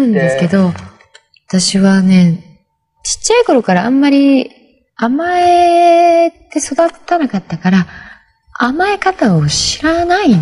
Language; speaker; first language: Japanese; native; Japanese